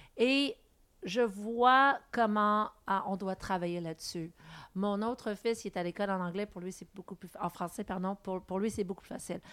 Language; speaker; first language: French; non-native, local second language; English